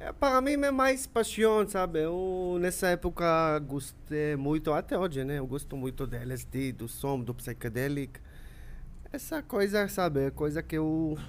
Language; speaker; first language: Portuguese; non-native, learner; Hebrew